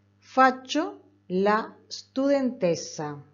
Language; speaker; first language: Italian; non-native, fluent; Spanish